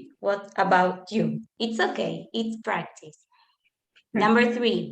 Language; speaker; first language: English; non-native, fluent; Spanish